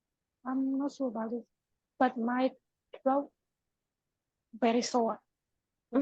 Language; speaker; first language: English; non-native, learner; Vietnamese